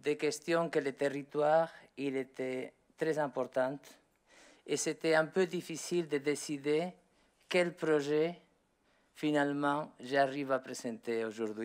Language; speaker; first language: French; non-native, learner; Spanish